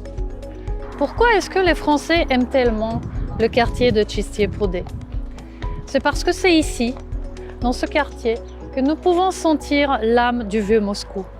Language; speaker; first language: French; non-native, fluent; Russian